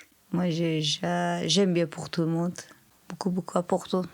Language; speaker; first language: French; non-native, learner; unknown